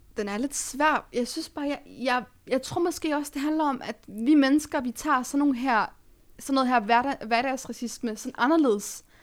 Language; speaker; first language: Danish; early bilingual, other home language; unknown